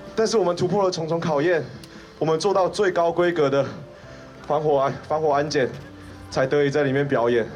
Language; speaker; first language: Chinese; native; Chinese